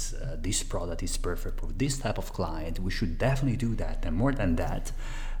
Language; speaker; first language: English; non-native, fluent; Italian